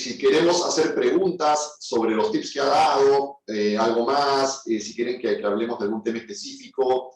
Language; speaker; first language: Spanish; native; Spanish